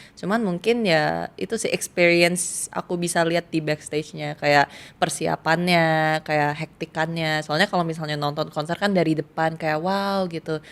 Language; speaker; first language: Indonesian; early bilingual, other home language; Korean